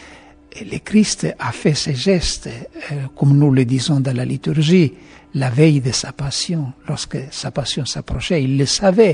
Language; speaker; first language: French; native; French